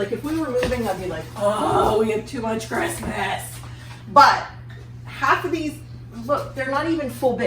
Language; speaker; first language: English; native; English